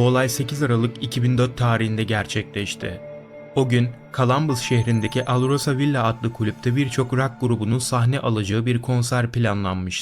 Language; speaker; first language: Turkish; native; Turkish